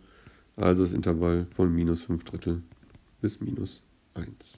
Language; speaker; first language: German; native; German